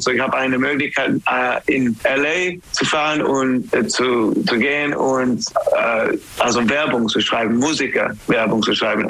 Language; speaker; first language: German; non-native, fluent; English